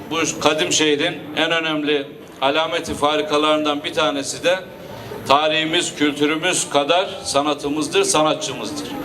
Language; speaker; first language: Turkish; native; Turkish